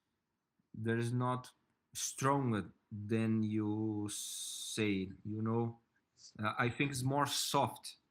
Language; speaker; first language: English; non-native, learner; Portuguese